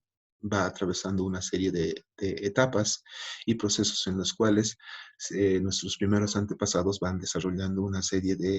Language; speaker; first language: Spanish; native; Spanish